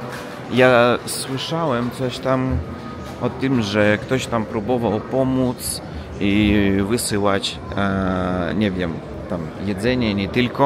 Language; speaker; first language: Polish; non-native, learner; Russian